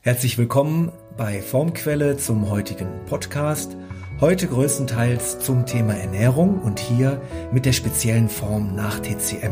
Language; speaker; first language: German; native; German